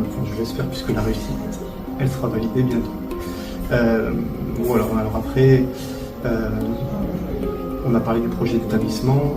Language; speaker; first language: French; native; French